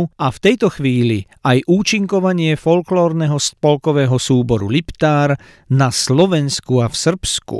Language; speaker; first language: Slovak; native; Slovak